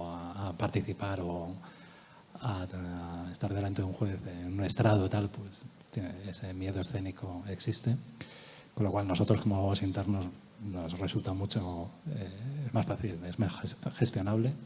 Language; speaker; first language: Spanish; native; Spanish